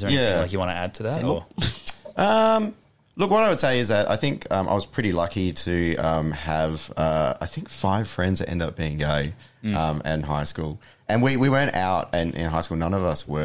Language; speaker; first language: English; native; English